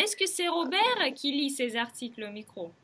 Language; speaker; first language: French; non-native, fluent; Russian